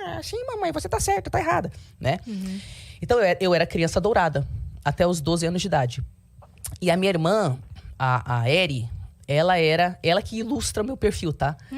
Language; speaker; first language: Portuguese; early bilingual, heritage; Portuguese